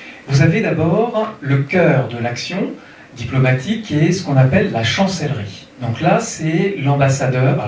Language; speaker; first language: French; native; French